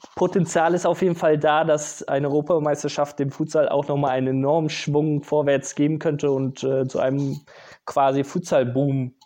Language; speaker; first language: German; native; German